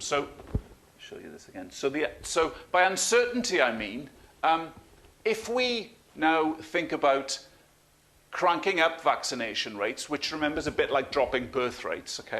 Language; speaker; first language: English; native; English